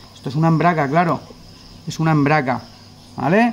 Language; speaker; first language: Spanish; native; Spanish